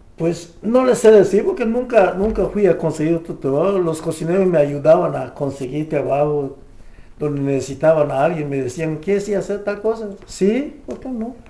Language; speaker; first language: Spanish; native; Spanish